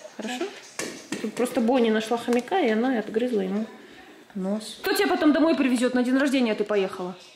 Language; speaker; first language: Russian; native; Russian